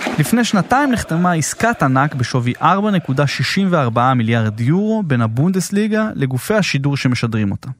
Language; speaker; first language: Hebrew; native; Hebrew